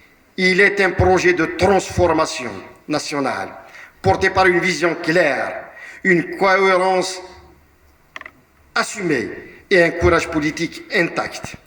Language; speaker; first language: French; non-native, local second language; Kabyle